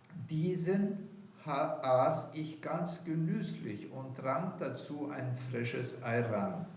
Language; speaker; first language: German; non-native, fluent; Portuguese